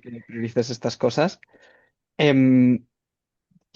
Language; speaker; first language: Spanish; native; Spanish